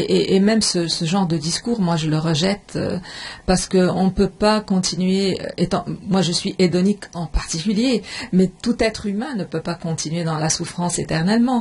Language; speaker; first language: French; non-native, fluent; Arabic